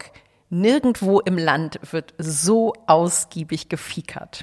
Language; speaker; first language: German; native; German